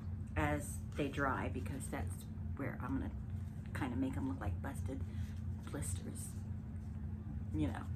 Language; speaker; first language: English; native; English